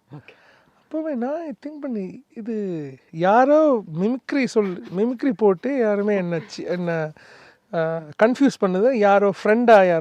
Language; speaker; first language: Tamil; non-native, learner; Malayalam